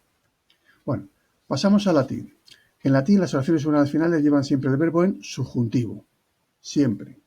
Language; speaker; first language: Spanish; native; Spanish